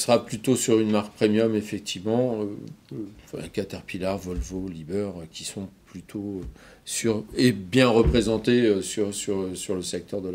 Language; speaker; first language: French; native; French